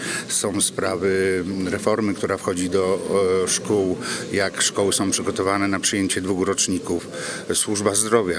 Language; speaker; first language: Polish; native; Polish